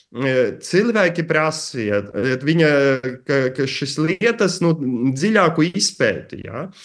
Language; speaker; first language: Latvian; native; Latvian